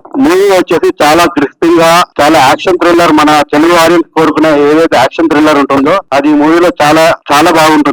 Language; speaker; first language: Telugu; native; Telugu